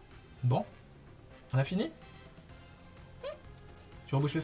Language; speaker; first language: French; native; French